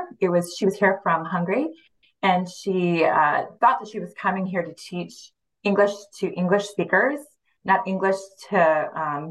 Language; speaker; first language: English; early bilingual, other home language; Spanish